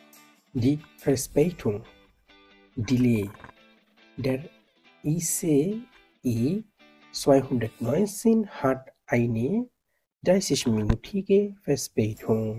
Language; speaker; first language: German; non-native, fluent; Bangla